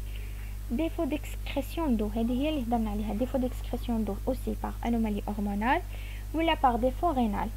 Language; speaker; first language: French; non-native, local second language; Arabic